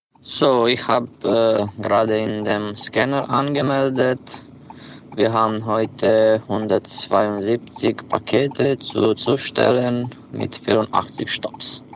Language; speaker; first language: German; non-native, learner; Romanian